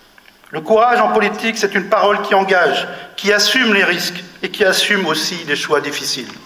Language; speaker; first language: French; native; French